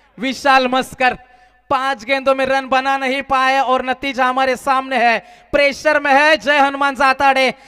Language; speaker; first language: Hindi; non-native, local second language; Marathi